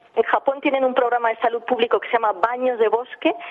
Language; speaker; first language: Spanish; early bilingual, heritage; English